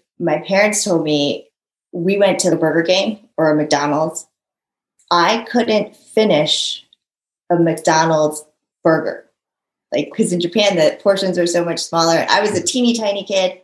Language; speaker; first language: English; early bilingual, other home language; Japanese